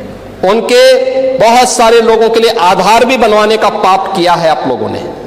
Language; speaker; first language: Hindi; native; Hindi